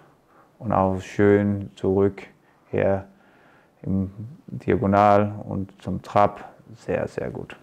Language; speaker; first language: German; non-native, fluent; Danish